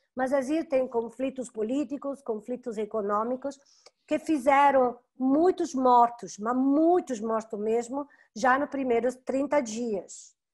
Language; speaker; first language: Portuguese; non-native, fluent; Italian